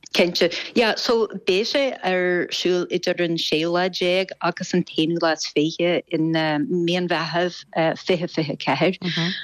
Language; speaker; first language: Irish; non-native, fluent; English